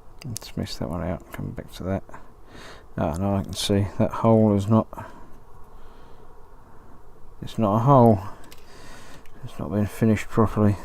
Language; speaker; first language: English; native; English